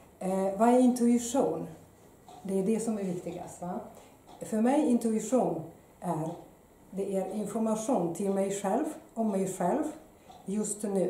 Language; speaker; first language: Swedish; non-native, fluent; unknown